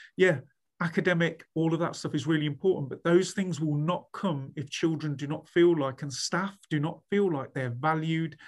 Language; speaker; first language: English; native; English